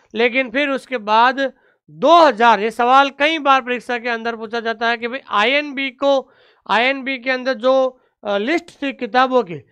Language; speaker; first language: Hindi; native; Hindi